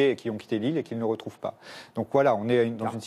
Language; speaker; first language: French; native; French